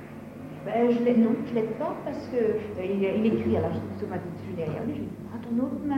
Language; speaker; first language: French; native; French